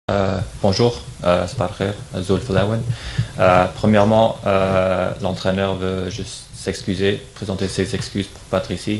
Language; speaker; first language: French; non-native, fluent; English